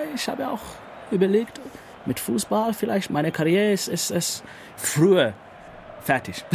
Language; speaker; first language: German; non-native, learner; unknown